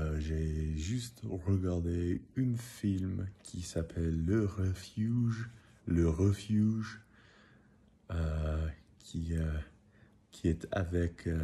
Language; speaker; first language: French; non-native, learner; English